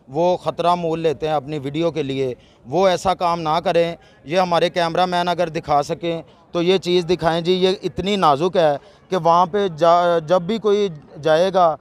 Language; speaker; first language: Urdu; non-native, local second language; Punjabi